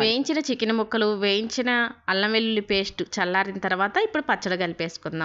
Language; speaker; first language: Telugu; native; Telugu